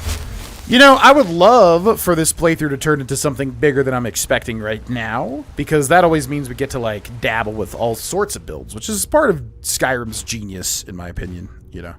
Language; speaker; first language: English; native; English